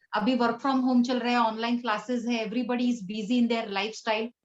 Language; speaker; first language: Hindi; non-native, local second language; Marathi